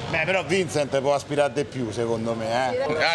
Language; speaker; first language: Italian; native; Italian